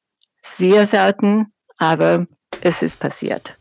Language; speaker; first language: German; non-native, fluent; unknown